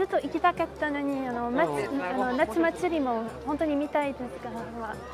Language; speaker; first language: Japanese; non-native, fluent; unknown